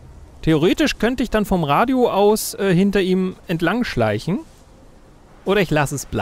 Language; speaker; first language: German; native; German